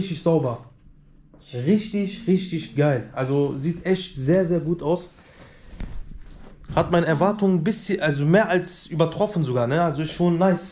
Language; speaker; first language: German; early bilingual, other home language; Turkish